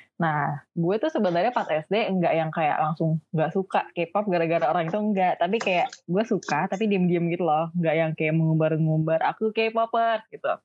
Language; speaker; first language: Indonesian; native; Indonesian